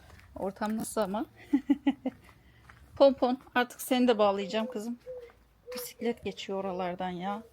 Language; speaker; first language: Turkish; native; Turkish